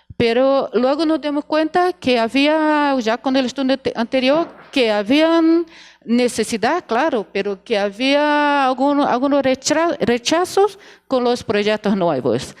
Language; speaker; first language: Spanish; non-native, fluent; Portuguese